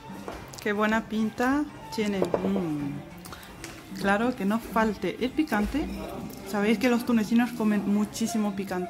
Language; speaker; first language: Spanish; non-native, fluent; Arabic